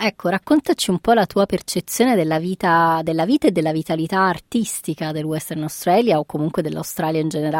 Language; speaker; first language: Italian; native; Italian